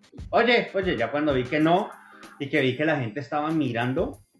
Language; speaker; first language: Spanish; native; Spanish